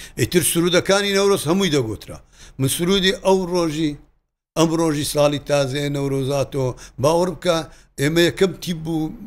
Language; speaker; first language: Central Kurdish; native; Central Kurdish